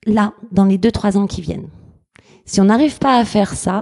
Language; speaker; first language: French; native; French